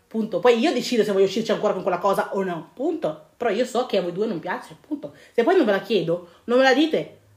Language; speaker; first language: Italian; early bilingual, other home language; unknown